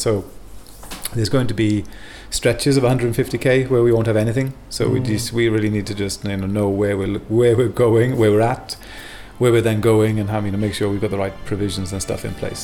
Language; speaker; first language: English; native; English